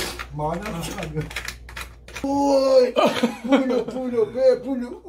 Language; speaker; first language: Korean; non-native, learner; Turkish